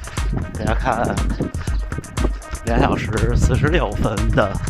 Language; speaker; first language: Chinese; native; Chinese